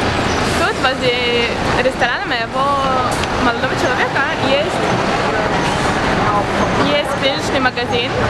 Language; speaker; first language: Russian; early bilingual, heritage; Russian